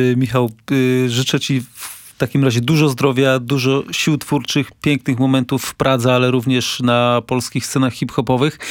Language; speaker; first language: Polish; native; Polish